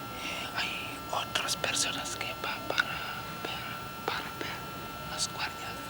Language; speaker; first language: Spanish; non-native, learner; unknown